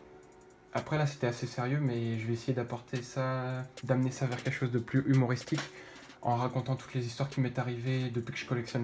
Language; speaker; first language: French; native; French